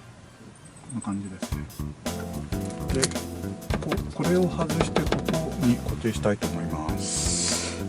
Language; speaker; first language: Japanese; native; Japanese